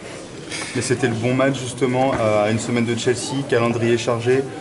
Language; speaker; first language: French; native; French